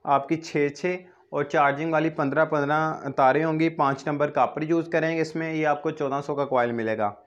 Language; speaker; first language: Urdu; non-native, local second language; Punjabi